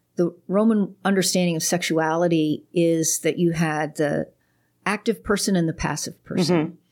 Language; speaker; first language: English; native; English